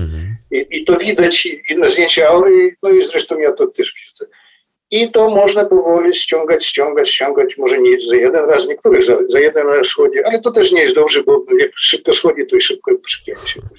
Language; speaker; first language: Polish; non-native, fluent; Ukrainian